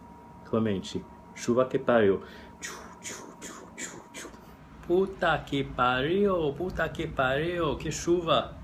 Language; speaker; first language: Portuguese; non-native, learner; English